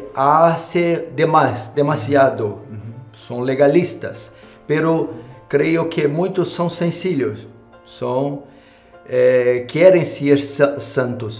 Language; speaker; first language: Spanish; non-native, learner; Portuguese